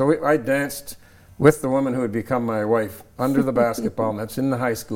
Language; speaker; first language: English; native; English